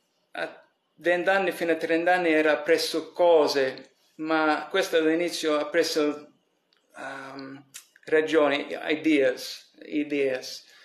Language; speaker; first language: Italian; early bilingual, heritage; English